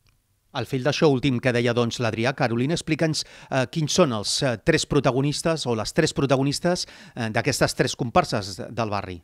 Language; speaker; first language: Catalan; native; Catalan